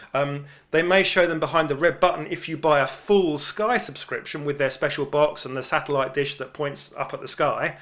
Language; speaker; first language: English; native; English